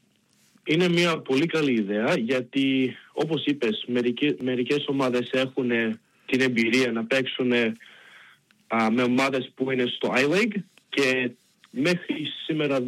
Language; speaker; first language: Greek; early bilingual, heritage; Greek